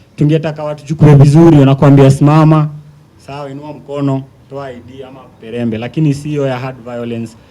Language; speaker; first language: Swahili; native; Swahili